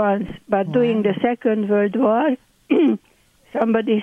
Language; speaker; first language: English; non-native, fluent; Hungarian